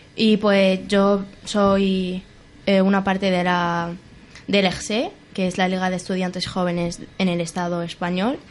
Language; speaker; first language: Spanish; early bilingual, other home language; Arabic